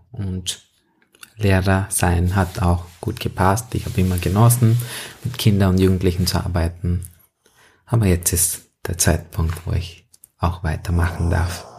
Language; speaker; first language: German; non-native, fluent; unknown